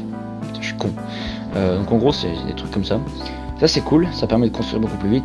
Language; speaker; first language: French; native; French